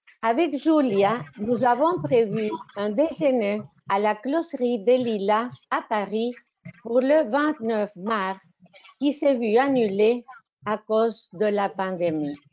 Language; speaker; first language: French; non-native, fluent; Spanish